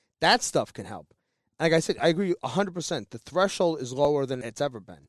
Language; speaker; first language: English; native; English